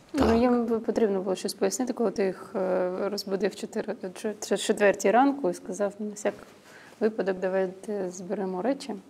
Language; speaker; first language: Ukrainian; non-native, local second language; Russian